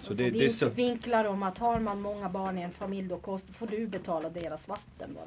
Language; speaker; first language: Swedish; native; Swedish